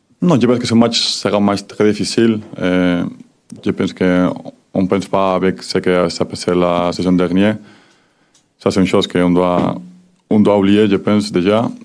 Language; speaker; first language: French; non-native, learner; Spanish